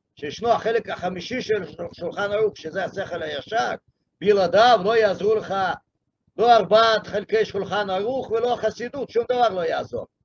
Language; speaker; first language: Hebrew; non-native, fluent; Russian